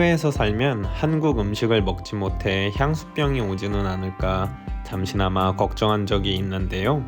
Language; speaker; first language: Korean; native; Korean